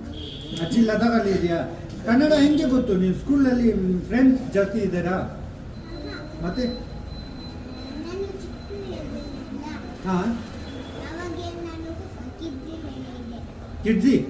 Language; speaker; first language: Kannada; non-native, local second language; Ladakhi